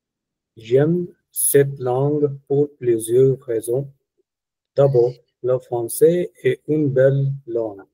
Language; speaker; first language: French; non-native, learner; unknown